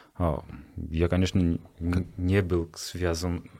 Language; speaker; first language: Russian; non-native, fluent; Georgian